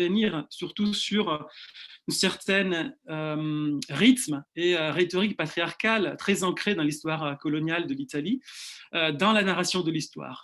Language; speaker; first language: French; non-native, fluent; Italian